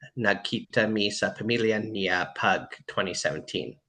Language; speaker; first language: Cebuano; non-native, learner; English